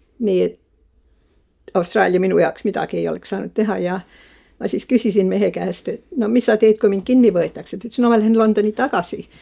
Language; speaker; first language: Estonian; early bilingual, heritage; Estonian